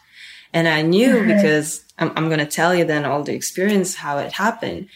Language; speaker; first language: English; non-native, fluent; Italian